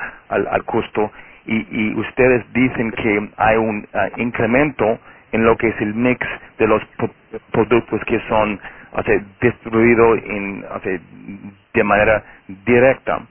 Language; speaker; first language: Spanish; non-native, fluent; Portuguese